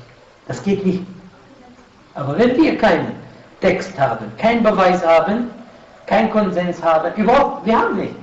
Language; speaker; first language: German; non-native, fluent; Arabic